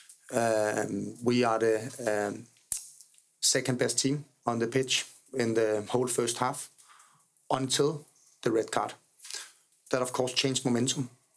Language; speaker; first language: English; non-native, fluent; Danish